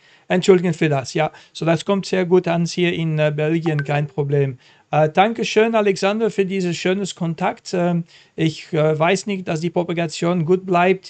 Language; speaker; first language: German; non-native, learner; Dutch